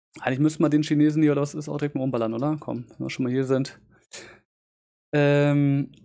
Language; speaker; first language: German; native; German